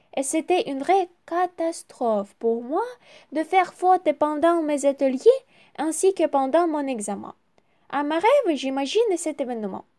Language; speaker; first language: French; non-native, learner; Ukrainian